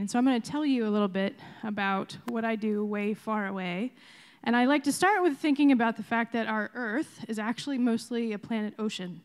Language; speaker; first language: English; native; English